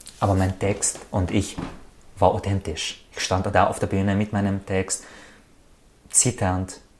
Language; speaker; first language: German; non-native, fluent; Arabic